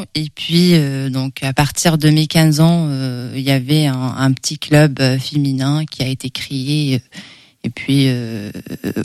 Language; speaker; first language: French; non-native, local second language; Arabic